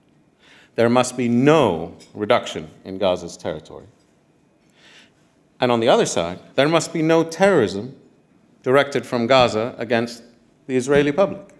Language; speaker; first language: English; non-native, fluent; Arabic